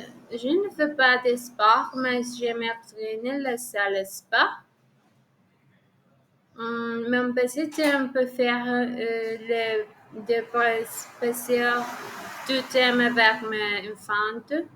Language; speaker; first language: French; non-native, learner; Spanish